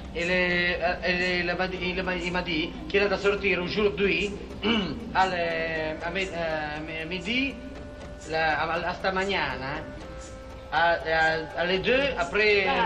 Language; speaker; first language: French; non-native, learner; Italian